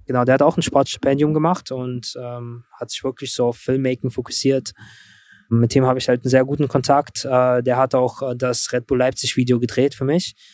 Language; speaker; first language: German; early bilingual, other home language; Russian